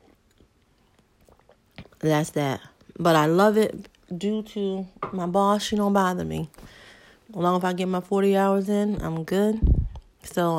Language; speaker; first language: English; native; English